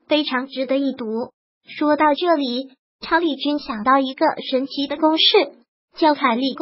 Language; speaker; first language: Chinese; native; Chinese